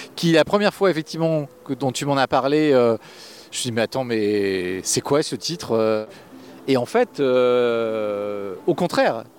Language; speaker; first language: French; native; French